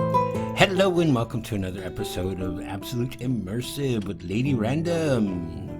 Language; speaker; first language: English; native; English